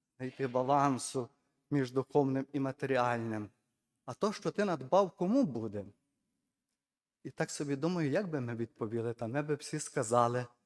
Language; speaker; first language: Ukrainian; native; Ukrainian